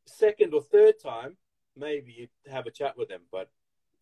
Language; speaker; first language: English; native; English